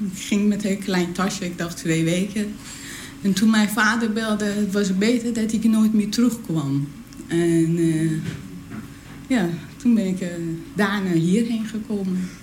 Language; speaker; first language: Dutch; non-native, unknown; Persian